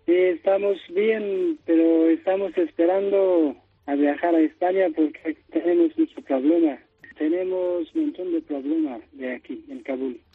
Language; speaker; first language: Spanish; non-native, learner; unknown